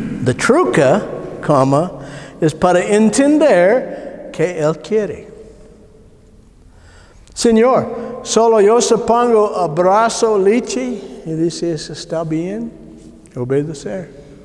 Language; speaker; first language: Spanish; non-native, learner; English